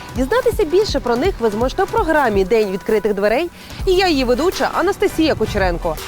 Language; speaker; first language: Ukrainian; native; Ukrainian